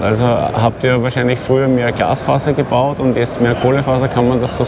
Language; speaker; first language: German; native; German